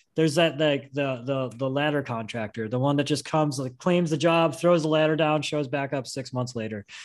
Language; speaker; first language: English; native; English